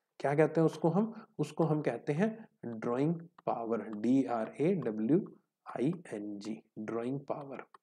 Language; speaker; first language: Hindi; native; Hindi